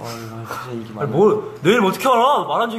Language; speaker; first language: Korean; native; Korean